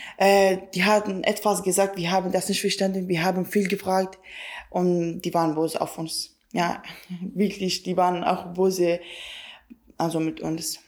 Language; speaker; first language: German; non-native, learner; Kurdish